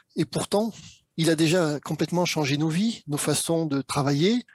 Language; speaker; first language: French; native; French